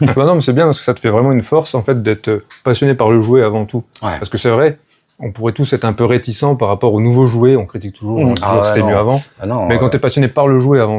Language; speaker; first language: French; native; French